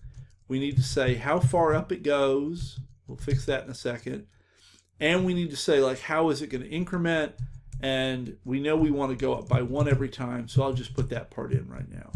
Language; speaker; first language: English; native; English